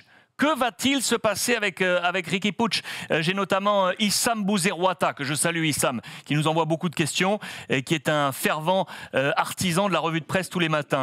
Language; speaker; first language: French; native; French